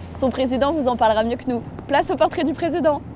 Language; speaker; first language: French; native; French